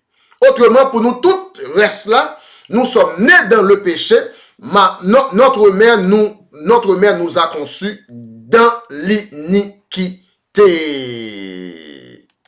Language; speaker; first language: French; non-native, local second language; Haitian Creole